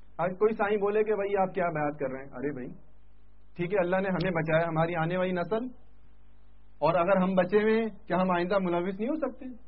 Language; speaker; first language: Urdu; native; Urdu